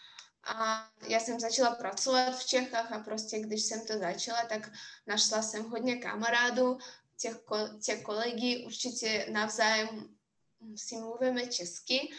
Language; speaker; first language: Czech; non-native, fluent; Russian